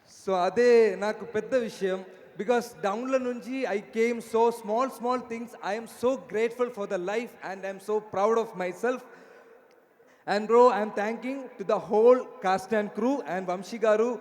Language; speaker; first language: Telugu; non-native, learner; Malayalam